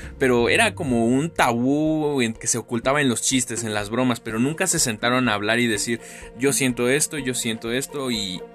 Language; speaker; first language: Spanish; native; Spanish